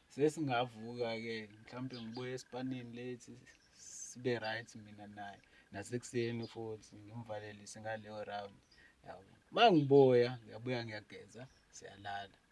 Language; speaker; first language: Zulu; native; Zulu